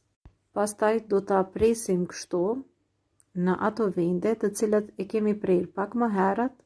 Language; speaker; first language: Albanian; native; Albanian